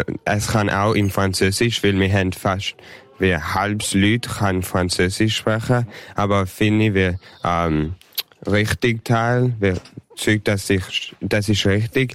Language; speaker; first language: German; early bilingual, heritage; English